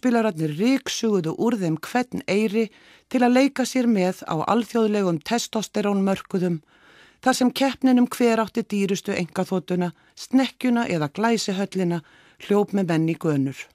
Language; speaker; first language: Icelandic; native; Icelandic